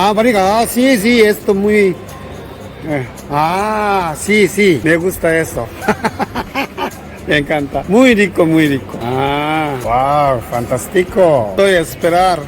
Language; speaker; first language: Spanish; non-native, learner; Korean